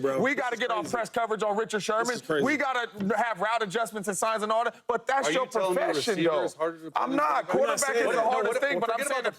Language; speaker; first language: English; native; English